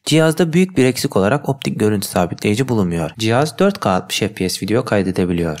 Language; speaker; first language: Turkish; native; Turkish